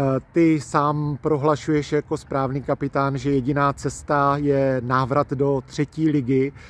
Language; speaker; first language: Czech; native; Czech